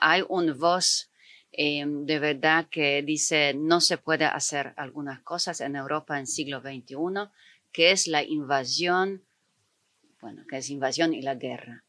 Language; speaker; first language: Spanish; non-native, fluent; Polish